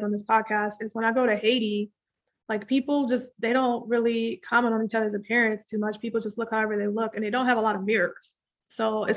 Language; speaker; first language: English; native; English